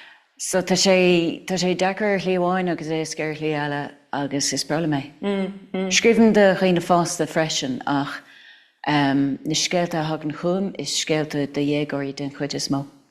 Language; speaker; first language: Irish; non-native, local second language; English